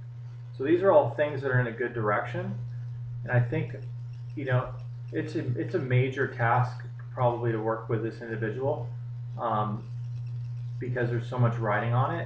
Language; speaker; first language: English; native; English